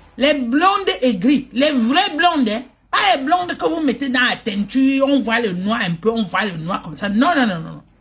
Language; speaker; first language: French; native; French